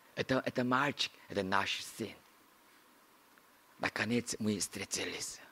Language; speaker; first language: Russian; non-native, learner; Korean